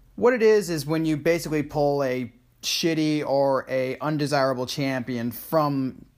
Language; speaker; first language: English; native; English